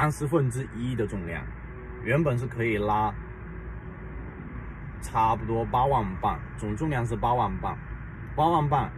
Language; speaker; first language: Chinese; native; Chinese